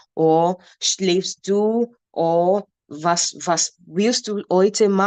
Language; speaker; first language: German; non-native, fluent; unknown